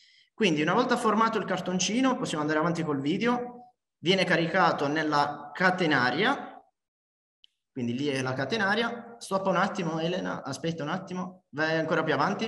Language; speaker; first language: Italian; native; Italian